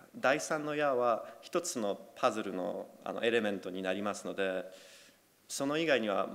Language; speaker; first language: Japanese; non-native, fluent; Polish